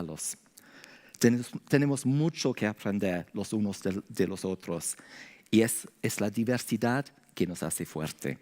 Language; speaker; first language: Spanish; non-native, fluent; English